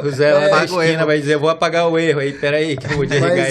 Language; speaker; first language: Portuguese; native; Portuguese